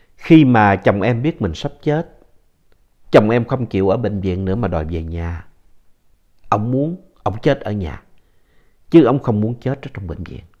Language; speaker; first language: Vietnamese; native; Vietnamese